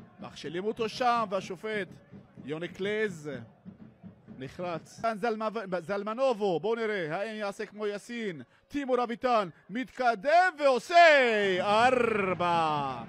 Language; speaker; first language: Hebrew; native; Hebrew